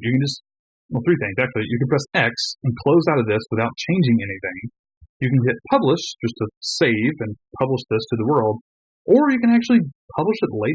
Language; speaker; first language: English; native; English